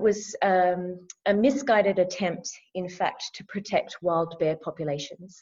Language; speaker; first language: English; native; English